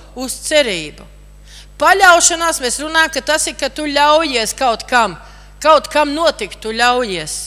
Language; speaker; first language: Latvian; native; Latvian